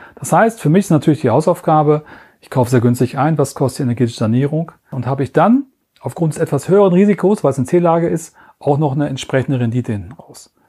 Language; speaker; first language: German; native; German